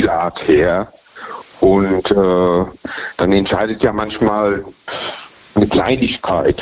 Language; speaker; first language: German; native; German